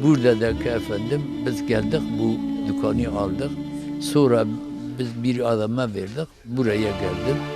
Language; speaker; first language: Turkish; non-native, local second language; Kurdish